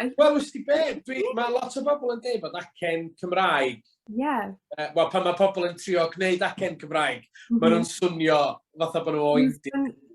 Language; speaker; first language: Welsh; native; Welsh